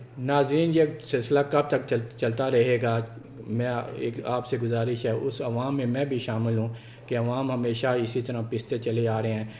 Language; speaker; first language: Urdu; non-native, local second language; Punjabi